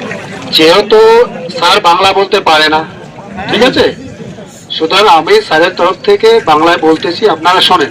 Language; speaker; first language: Bangla; native; Bangla